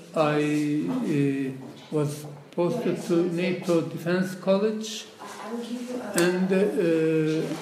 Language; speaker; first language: English; non-native, fluent; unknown